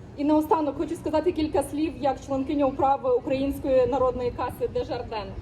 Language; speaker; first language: Ukrainian; native; Ukrainian